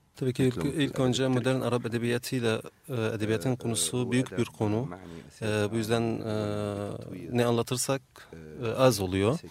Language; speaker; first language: Turkish; non-native, fluent; Arabic